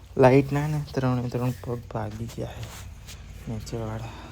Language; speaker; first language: Hindi; non-native, local second language; Gujarati